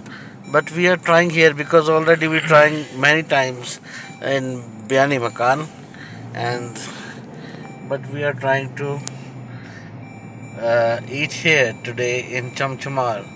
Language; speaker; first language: English; non-native, fluent; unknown